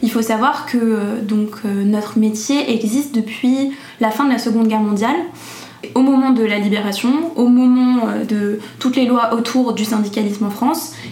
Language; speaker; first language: French; native; French